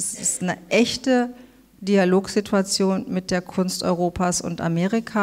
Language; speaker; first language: German; native; German